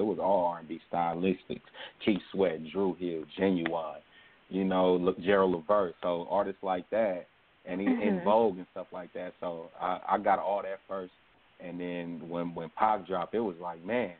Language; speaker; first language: English; native; English